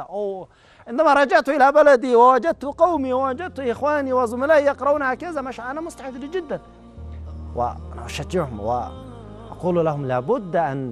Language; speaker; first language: Arabic; non-native, fluent; Chinese